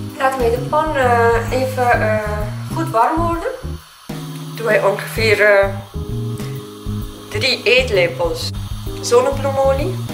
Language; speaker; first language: Dutch; non-native, learner; Persian